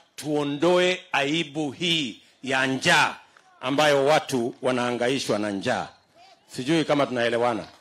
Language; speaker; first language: Swahili; non-native, local second language; Kalenjin